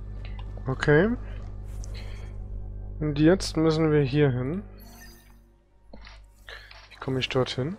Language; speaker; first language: German; native; German